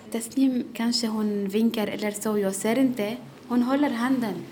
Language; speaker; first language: Swedish; non-native, learner; Arabic